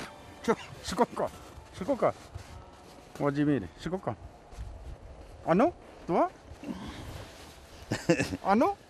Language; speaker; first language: Russian; non-native, learner; Korean